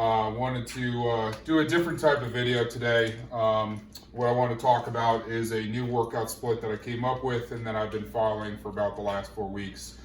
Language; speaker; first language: English; native; English